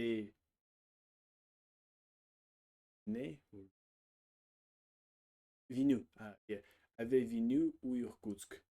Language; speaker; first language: French; non-native, learner; Russian